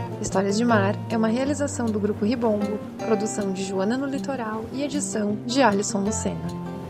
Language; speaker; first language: Portuguese; native; Portuguese